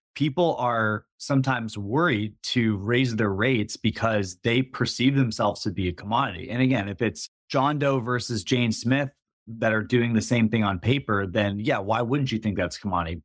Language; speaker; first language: English; native; English